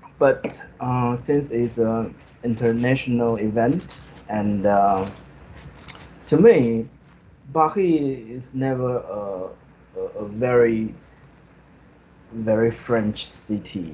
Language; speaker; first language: English; non-native, fluent; Chinese